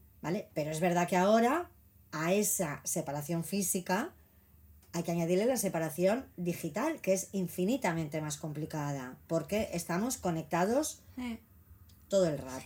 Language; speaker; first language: Spanish; native; Spanish